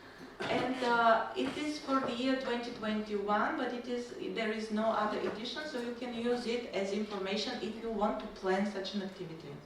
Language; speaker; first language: English; non-native, fluent; Bulgarian